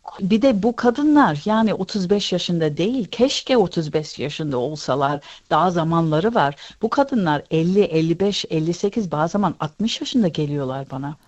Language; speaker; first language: Turkish; early bilingual, heritage; Turkish